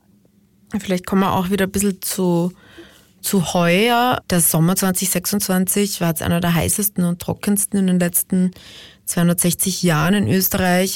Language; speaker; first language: German; native; German